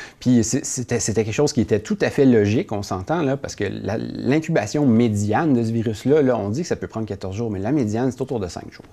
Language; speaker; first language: French; native; French